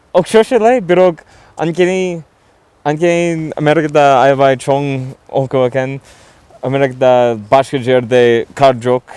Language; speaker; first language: Kyrgyz; non-native, learner; English